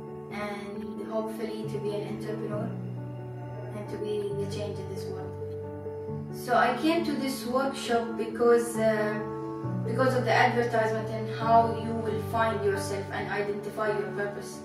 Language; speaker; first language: English; non-native, fluent; Arabic